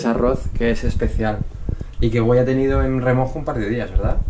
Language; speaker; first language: Spanish; native; Spanish